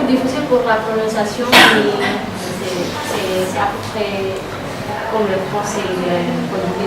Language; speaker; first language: French; non-native, learner; Indonesian